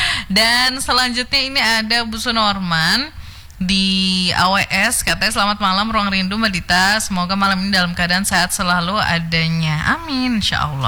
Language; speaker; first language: Indonesian; native; Indonesian